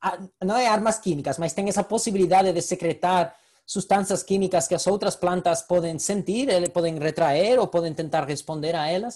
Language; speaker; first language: Portuguese; non-native, fluent; Spanish